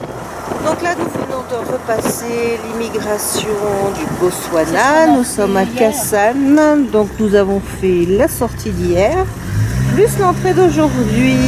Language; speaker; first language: French; native; French